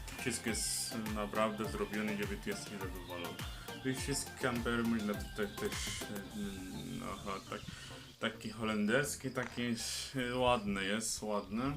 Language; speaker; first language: Polish; non-native, learner; Arabic